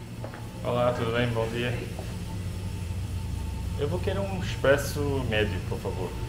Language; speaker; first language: Portuguese; non-native, fluent; English